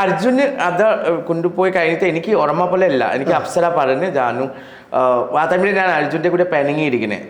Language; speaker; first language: Malayalam; non-native, learner; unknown